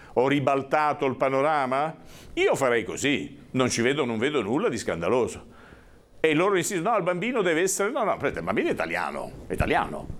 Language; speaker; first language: Italian; native; Italian